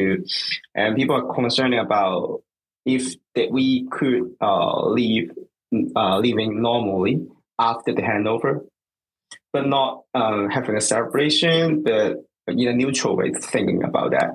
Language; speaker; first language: English; non-native, local second language; Cantonese